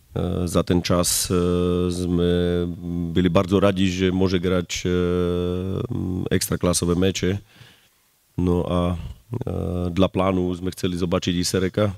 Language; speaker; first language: Polish; non-native, learner; Slovak